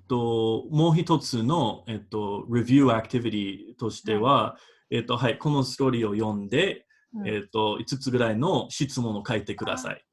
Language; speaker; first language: Japanese; non-native, fluent; English